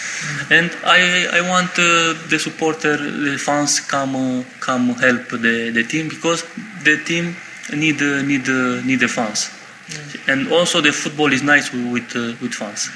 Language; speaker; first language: English; non-native, learner; Romanian